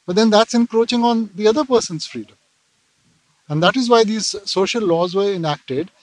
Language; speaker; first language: English; non-native, local second language; Punjabi